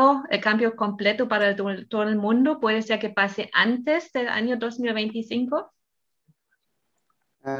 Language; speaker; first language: Spanish; non-native, fluent; German